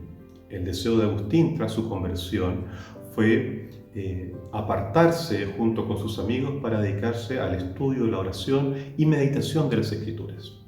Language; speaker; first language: Spanish; native; Spanish